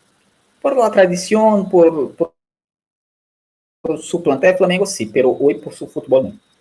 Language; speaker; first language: Spanish; non-native, learner; Portuguese